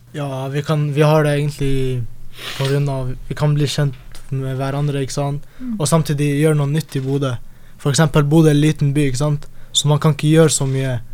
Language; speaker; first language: Norwegian; early bilingual, other home language; Arabic